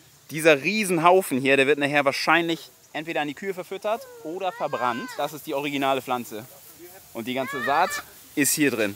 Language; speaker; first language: German; native; German